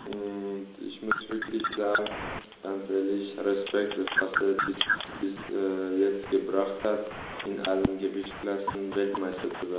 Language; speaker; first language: German; early bilingual, other home language; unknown